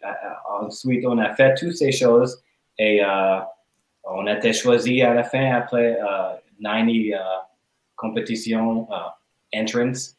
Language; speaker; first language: French; non-native, learner; English